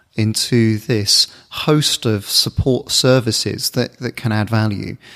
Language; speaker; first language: English; native; English